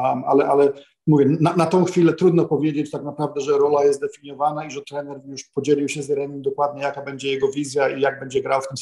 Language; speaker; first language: Polish; native; Polish